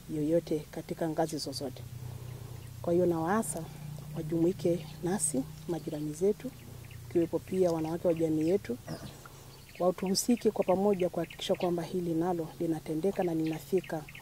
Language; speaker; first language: Swahili; non-native, local second language; Masai